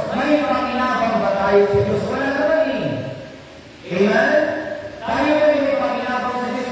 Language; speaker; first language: Filipino; non-native, local second language; Iloko